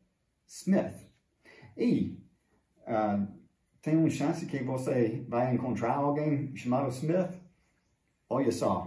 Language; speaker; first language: Portuguese; non-native, fluent; English